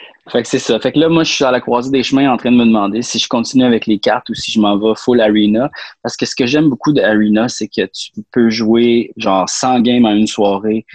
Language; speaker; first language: French; native; French